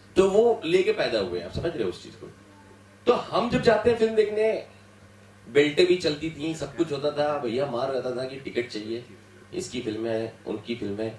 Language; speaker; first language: Hindi; native; Hindi